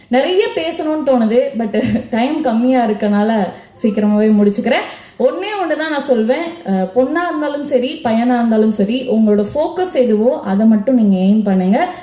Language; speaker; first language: Tamil; native; Tamil